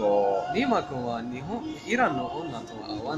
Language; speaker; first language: Japanese; non-native, fluent; Persian